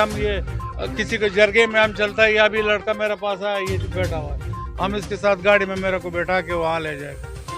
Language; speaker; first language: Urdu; non-native, local second language; Pashto